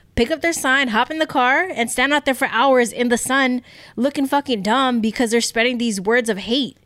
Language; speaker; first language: English; native; English